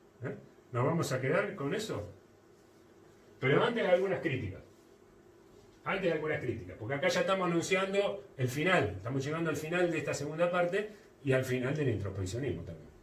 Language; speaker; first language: Spanish; native; Spanish